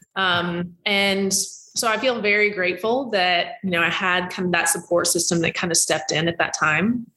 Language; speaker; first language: English; native; English